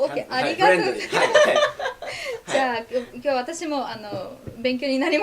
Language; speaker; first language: Japanese; non-native, fluent; Polish